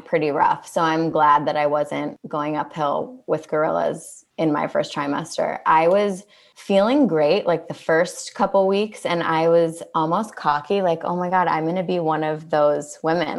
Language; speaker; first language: English; native; English